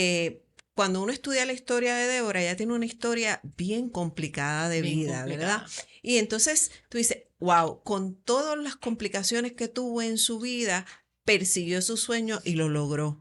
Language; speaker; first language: Spanish; native; Spanish